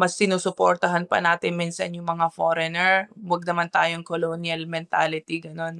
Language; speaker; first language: Filipino; early bilingual, heritage; Filipino